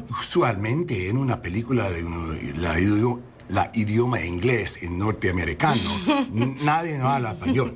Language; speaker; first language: Spanish; non-native, learner; English